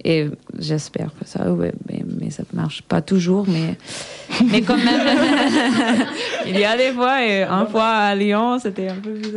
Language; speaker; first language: French; non-native, learner; English